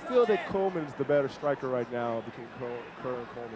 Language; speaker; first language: English; native; English